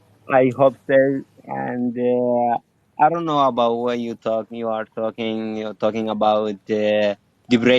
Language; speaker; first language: English; non-native, learner; Arabic